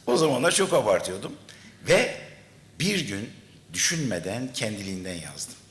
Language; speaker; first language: Turkish; native; Turkish